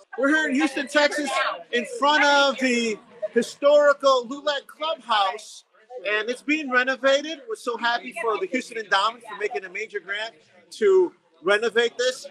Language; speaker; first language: English; early bilingual, other home language; Spanish